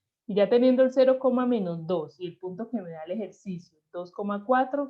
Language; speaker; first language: Spanish; native; Spanish